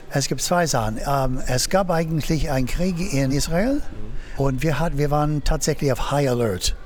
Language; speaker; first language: German; non-native, fluent; English